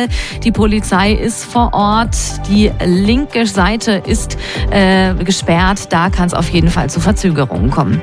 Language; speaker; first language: German; native; German